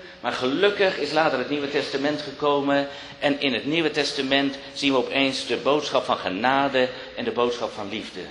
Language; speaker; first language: Dutch; native; Dutch